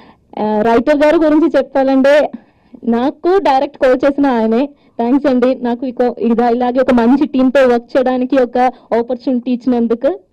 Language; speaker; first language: Telugu; non-native, learner; Malayalam